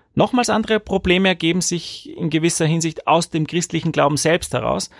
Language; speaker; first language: German; native; German